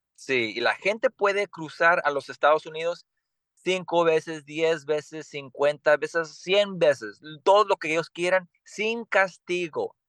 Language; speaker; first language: Spanish; early bilingual, heritage; Spanish